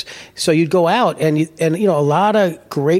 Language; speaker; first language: English; native; English